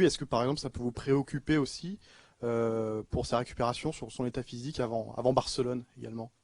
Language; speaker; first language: French; native; French